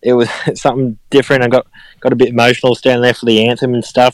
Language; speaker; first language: English; native; English